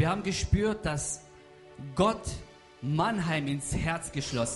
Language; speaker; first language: German; non-native, fluent; Russian